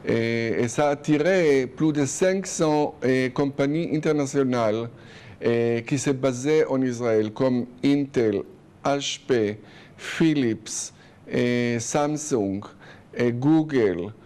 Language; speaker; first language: French; non-native, fluent; Hebrew